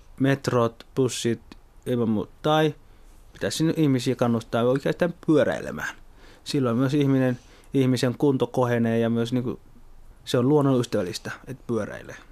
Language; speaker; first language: Finnish; early bilingual, other home language; Somali